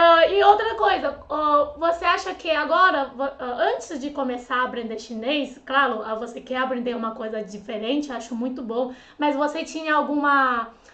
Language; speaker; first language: Portuguese; non-native, fluent; Chinese